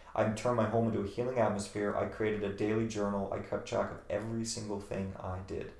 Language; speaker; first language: English; native; English